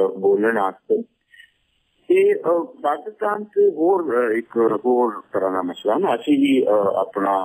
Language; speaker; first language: Punjabi; native; Punjabi